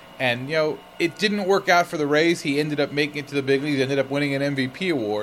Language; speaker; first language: English; native; English